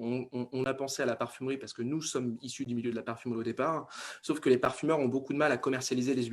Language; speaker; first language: French; native; French